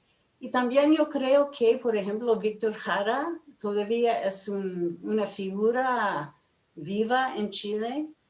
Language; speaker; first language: Spanish; non-native, fluent; English